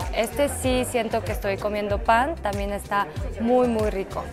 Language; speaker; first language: Spanish; non-native, fluent; Korean